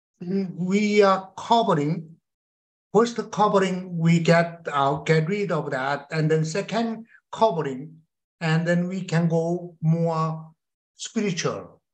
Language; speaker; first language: English; non-native, learner; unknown